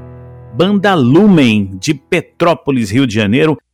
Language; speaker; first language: Portuguese; native; Portuguese